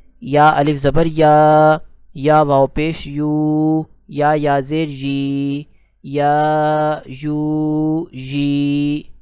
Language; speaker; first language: Urdu; native; Urdu